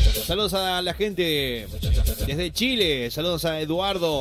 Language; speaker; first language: Spanish; native; Spanish